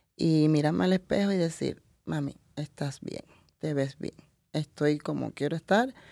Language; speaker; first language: Spanish; native; Spanish